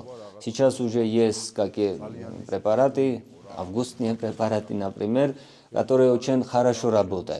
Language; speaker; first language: Russian; non-native, fluent; Georgian